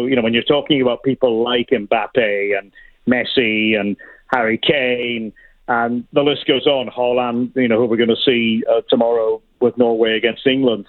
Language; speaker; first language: English; native; English